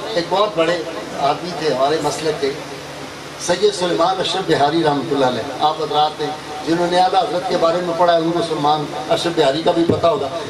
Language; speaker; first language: Urdu; non-native, local second language; Punjabi